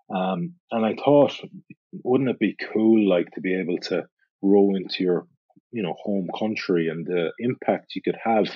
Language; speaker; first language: English; native; English